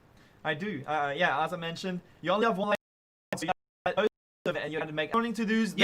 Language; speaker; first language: English; non-native, fluent; French